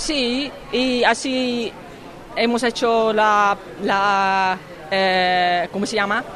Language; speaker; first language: Spanish; non-native, fluent; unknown